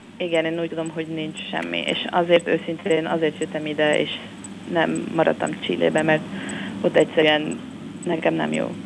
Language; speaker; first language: Hungarian; non-native, fluent; Spanish